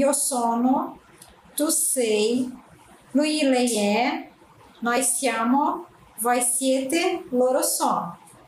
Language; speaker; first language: Italian; non-native, fluent; Portuguese